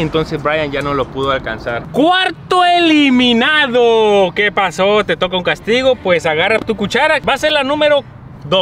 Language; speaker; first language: Spanish; native; Spanish